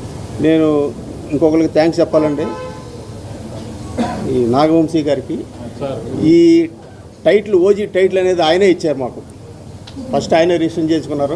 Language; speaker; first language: Telugu; native; Telugu